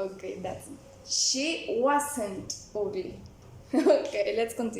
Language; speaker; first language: English; non-native, learner; Spanish